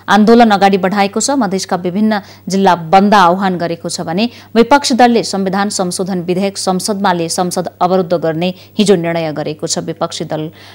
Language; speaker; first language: Nepali; native; Nepali